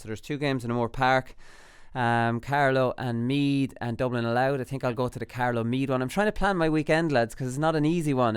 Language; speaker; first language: English; native; English